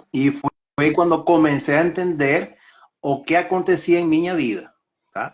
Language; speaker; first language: Portuguese; non-native, learner; Spanish